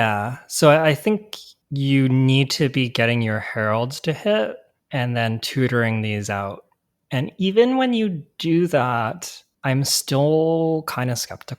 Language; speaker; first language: English; native; English